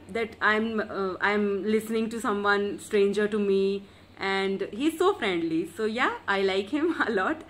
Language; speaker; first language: English; non-native, local second language; Hindi